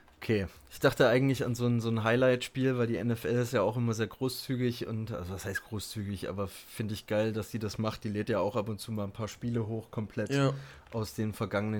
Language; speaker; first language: German; native; German